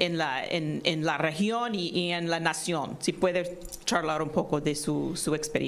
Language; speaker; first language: Spanish; non-native, fluent; English